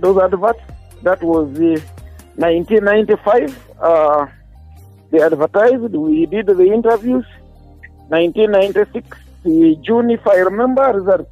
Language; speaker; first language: English; non-native, local second language; Nyankole